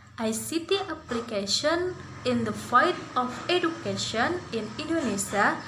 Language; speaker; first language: English; non-native, learner; Indonesian